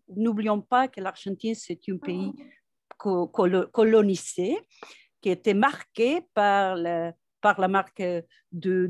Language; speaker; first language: French; non-native, fluent; Spanish